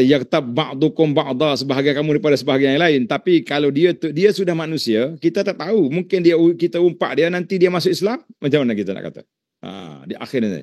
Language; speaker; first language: Malay; native; Malay